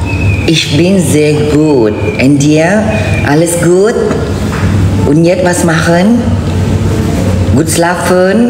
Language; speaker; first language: German; non-native, learner; Indonesian